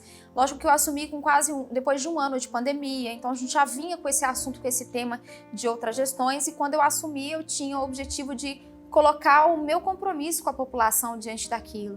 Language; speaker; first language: Portuguese; native; Portuguese